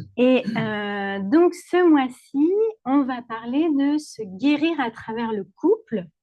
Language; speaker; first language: French; native; French